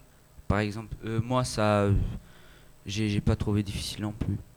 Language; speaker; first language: French; non-native, learner; Albanian